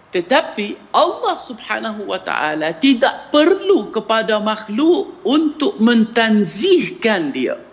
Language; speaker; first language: Malay; non-native, fluent; Arabic